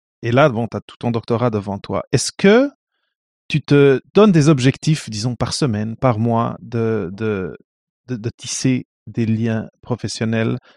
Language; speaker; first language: French; non-native, fluent; Portuguese